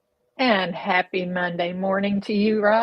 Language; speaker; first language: English; native; English